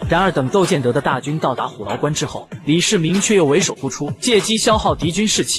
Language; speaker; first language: Chinese; native; Chinese